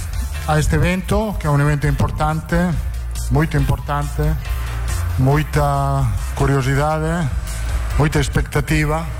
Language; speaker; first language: Portuguese; non-native, learner; Italian